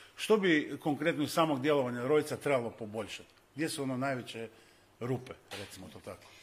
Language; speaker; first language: Croatian; native; Croatian